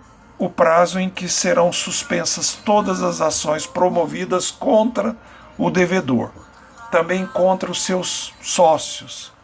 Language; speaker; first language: Portuguese; native; Portuguese